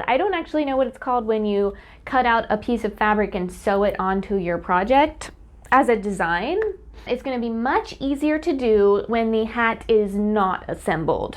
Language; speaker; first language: English; native; English